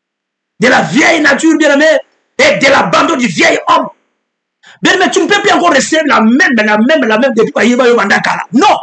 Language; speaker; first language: French; non-native, local second language; Lingala